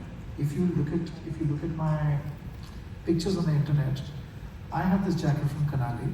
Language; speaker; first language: English; non-native, local second language; Bangla